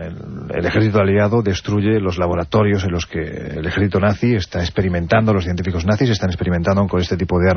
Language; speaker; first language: Spanish; native; Spanish